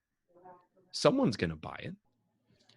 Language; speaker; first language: English; native; English